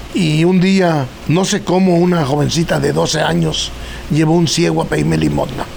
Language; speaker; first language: Spanish; native; Spanish